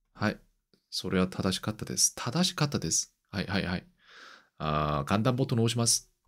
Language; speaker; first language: Japanese; non-native, learner; Korean